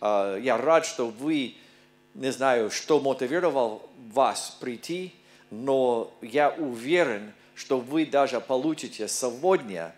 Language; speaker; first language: Russian; non-native, learner; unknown